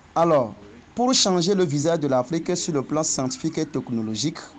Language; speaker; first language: French; non-native, local second language; Ewe